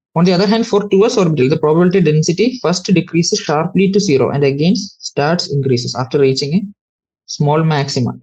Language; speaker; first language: English; non-native, local second language; Malayalam